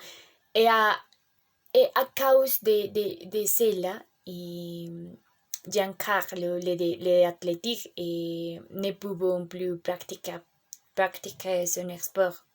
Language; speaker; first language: French; non-native, learner; Spanish